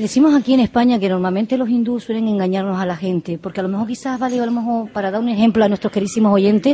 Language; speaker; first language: Spanish; native; Spanish